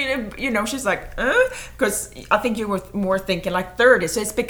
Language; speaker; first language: English; non-native, fluent; Swedish